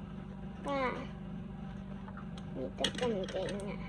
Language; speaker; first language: Cantonese; native; Cantonese